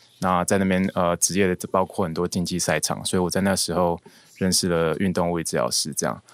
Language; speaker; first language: Chinese; native; Chinese